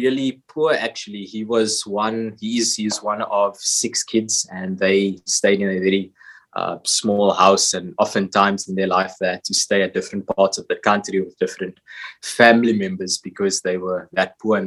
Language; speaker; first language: English; native; English